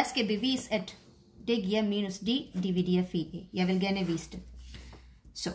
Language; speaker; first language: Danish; non-native, fluent; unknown